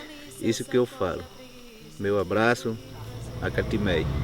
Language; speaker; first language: Portuguese; non-native, local second language; Kayapó